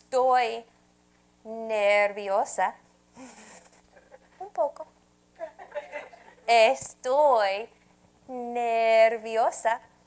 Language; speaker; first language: Spanish; non-native, fluent; English